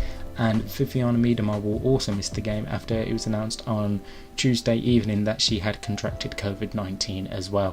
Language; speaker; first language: English; native; English